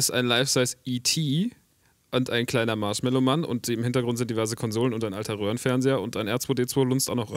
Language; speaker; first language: German; native; German